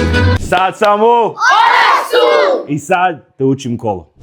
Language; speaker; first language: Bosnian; non-native, learner; English